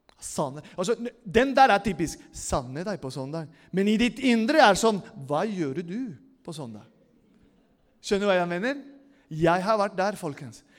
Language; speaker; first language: Norwegian; non-native, fluent; Spanish